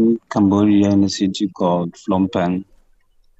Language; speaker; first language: English; non-native, local second language; Southern Sotho